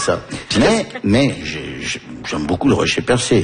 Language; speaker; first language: French; early bilingual, heritage; French